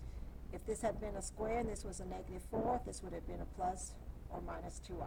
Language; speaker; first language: English; native; English